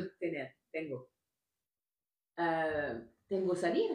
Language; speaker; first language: Spanish; non-native, learner; French